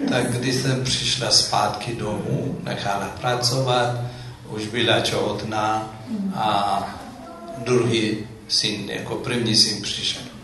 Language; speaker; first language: Czech; non-native, fluent; Amharic